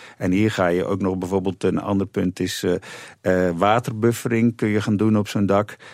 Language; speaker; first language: Dutch; native; Dutch